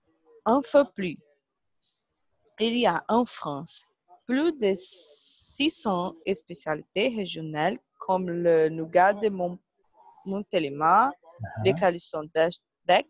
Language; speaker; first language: French; non-native, learner; Portuguese